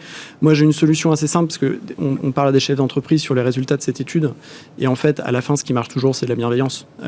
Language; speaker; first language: French; native; French